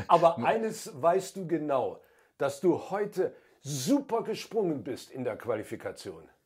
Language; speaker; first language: German; native; German